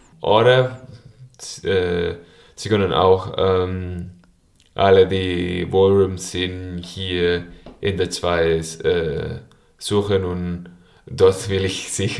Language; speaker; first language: German; non-native, learner; Spanish